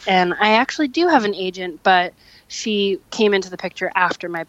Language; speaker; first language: English; native; English